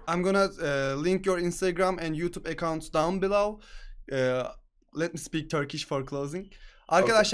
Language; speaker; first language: English; non-native, fluent; Turkish